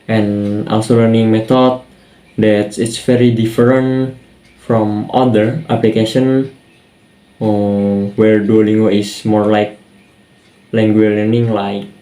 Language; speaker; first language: English; non-native, learner; Indonesian